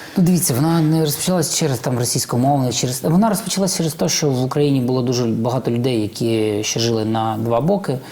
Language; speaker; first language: Ukrainian; non-native, local second language; Russian